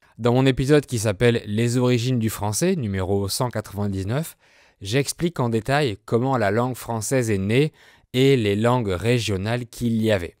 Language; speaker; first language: French; native; French